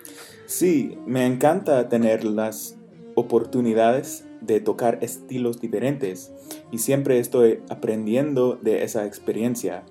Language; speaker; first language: Spanish; non-native, fluent; English